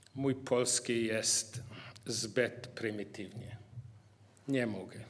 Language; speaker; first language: Polish; non-native, learner; English